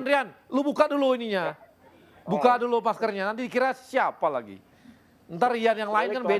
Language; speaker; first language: Indonesian; native; Indonesian